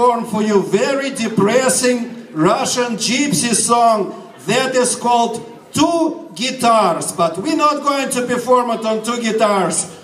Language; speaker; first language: English; non-native, fluent; Russian